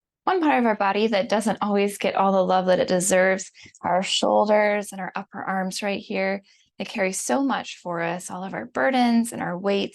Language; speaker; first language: English; native; English